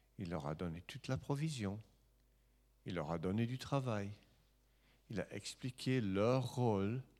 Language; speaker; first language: French; non-native, fluent; English